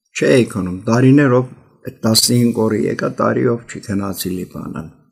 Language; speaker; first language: Armenian; early bilingual, heritage; Armenian